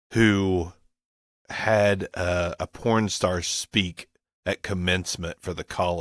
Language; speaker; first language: English; native; English